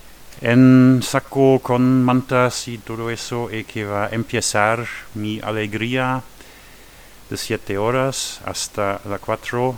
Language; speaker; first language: Spanish; non-native, learner; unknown